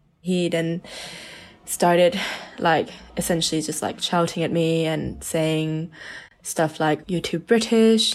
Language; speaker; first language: English; early bilingual, other home language; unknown